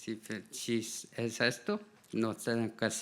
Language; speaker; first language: Spanish; non-native, learner; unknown